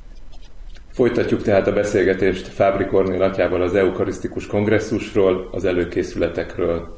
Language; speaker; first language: Hungarian; native; Hungarian